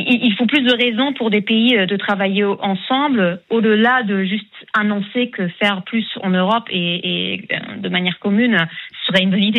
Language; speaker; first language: French; non-native, fluent; German